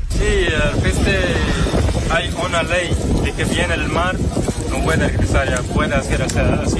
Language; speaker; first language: Spanish; non-native, learner; Arabic